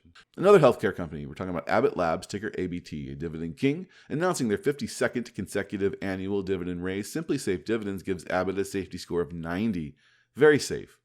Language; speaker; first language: English; native; English